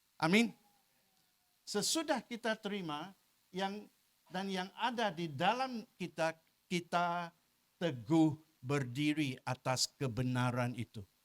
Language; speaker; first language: Malay; non-native, local second language; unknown